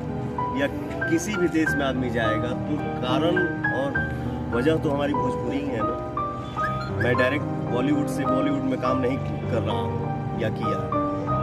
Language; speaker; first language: Hindi; non-native, local second language; Bhojpuri